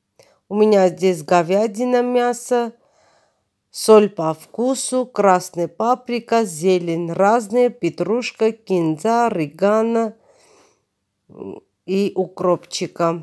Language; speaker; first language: Russian; non-native, fluent; Armenian